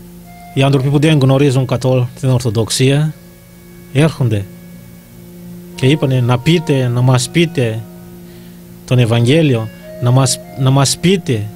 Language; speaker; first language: Greek; non-native, learner; Malagasy